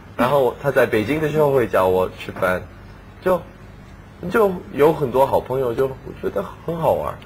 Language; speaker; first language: Chinese; non-native, learner; English